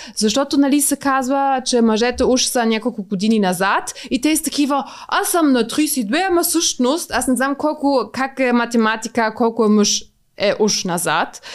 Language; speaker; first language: Bulgarian; native; Bulgarian